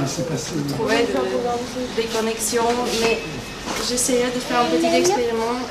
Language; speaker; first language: French; non-native, fluent; Czech